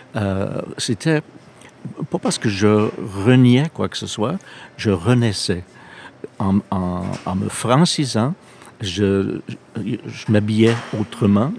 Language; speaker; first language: French; non-native, fluent; English